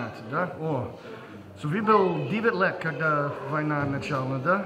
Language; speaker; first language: Russian; non-native, learner; English